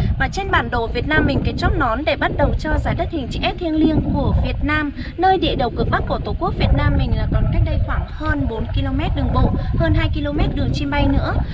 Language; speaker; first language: Vietnamese; non-native, local second language; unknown